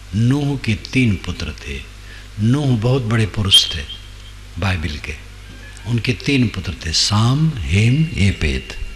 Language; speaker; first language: Hindi; non-native, local second language; Awadhi